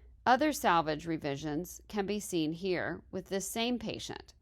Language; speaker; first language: English; native; English